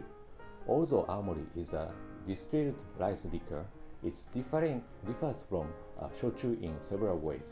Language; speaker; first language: English; non-native, fluent; Japanese